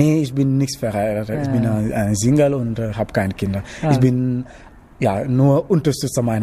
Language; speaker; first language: German; non-native, learner; Wolof